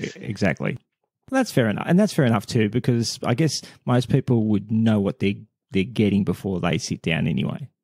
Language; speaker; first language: English; native; English